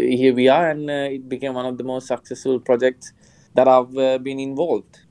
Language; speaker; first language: English; non-native, local second language; Sinhala